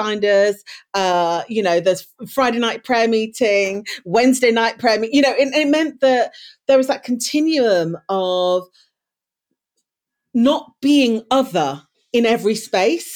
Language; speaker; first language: English; native; English